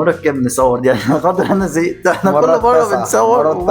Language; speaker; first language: Arabic; native; Arabic